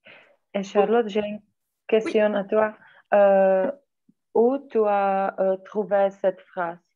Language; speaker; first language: French; non-native, learner; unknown